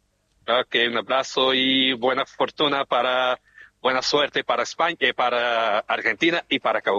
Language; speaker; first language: Spanish; non-native, fluent; Portuguese